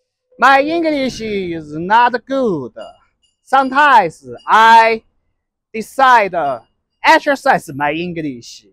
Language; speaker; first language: English; non-native, learner; Chinese